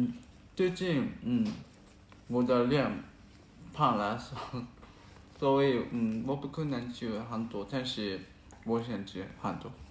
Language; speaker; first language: Chinese; non-native, learner; Japanese